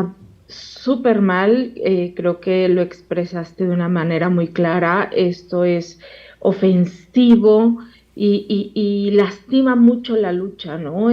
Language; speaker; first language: Spanish; native; Spanish